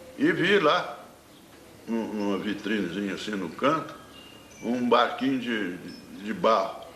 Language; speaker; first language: Portuguese; native; Portuguese